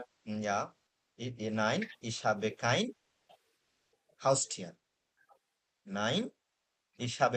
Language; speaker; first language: German; non-native, fluent; Bangla